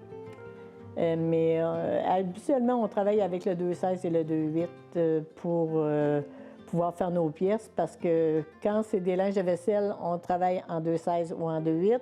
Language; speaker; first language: French; native; French